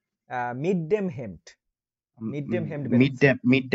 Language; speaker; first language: German; non-native, learner; Bangla